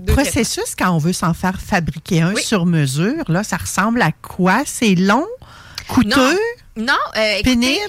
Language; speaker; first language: French; native; French